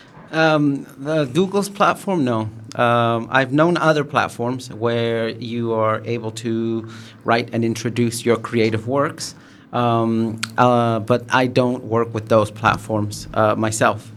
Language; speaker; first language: English; early bilingual, other home language; Spanish